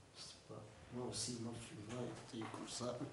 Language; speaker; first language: French; non-native, learner; Kinyarwanda